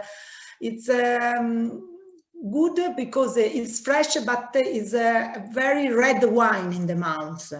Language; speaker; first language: English; non-native, learner; Italian